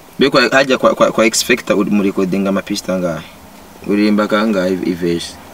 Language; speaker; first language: Rundi; native; Rundi